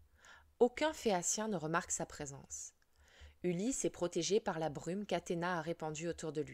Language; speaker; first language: French; native; French